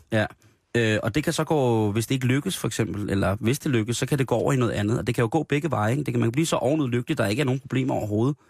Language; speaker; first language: Danish; native; Danish